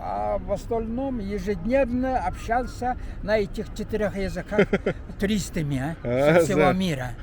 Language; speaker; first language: Russian; non-native, fluent; Mongolian